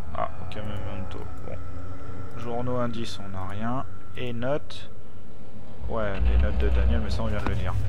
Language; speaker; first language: French; native; French